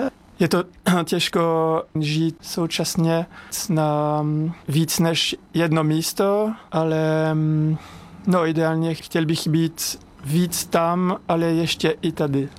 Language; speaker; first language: Czech; non-native, fluent; French